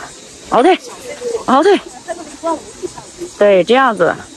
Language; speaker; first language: Chinese; native; Chinese